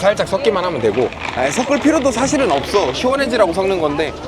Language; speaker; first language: Korean; native; Korean